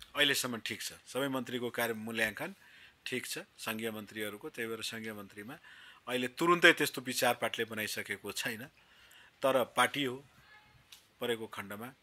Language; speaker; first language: Nepali; non-native, local second language; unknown